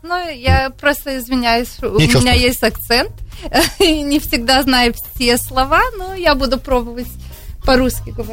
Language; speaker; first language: Russian; early bilingual, heritage; Russian